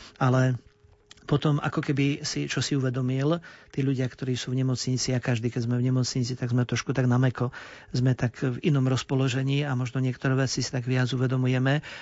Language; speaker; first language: Slovak; native; Slovak